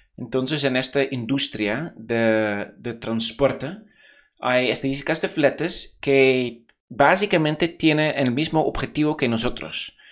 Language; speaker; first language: Spanish; non-native, fluent; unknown